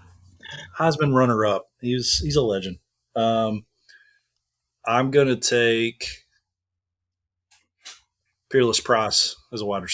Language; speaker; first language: English; native; English